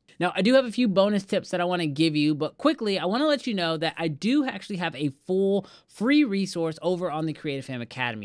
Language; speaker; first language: English; native; English